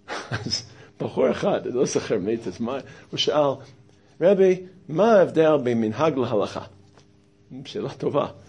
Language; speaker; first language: Hebrew; non-native, fluent; English